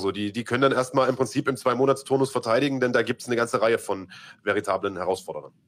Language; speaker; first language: German; native; German